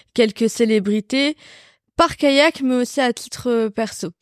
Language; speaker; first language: French; native; French